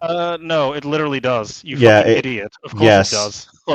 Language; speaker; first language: English; native; English